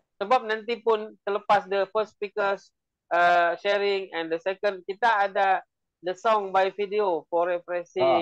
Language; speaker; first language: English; non-native, learner; Indonesian